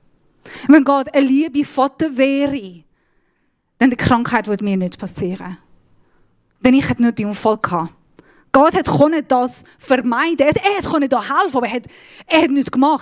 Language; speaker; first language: German; non-native, fluent; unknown